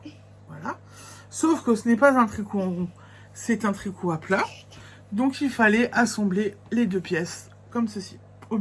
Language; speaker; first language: French; native; French